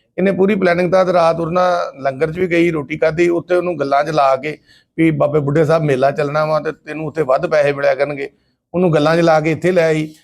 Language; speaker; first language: Punjabi; native; Punjabi